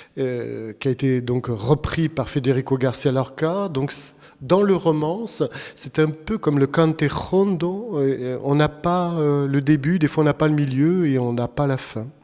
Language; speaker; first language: French; native; French